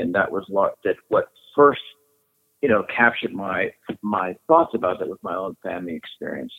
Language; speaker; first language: English; native; English